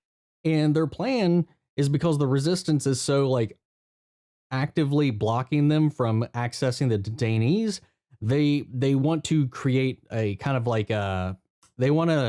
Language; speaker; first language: English; native; English